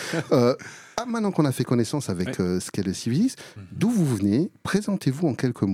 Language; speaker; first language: French; native; French